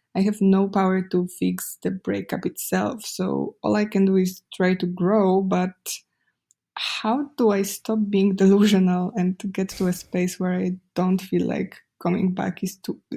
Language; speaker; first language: English; non-native, fluent; Polish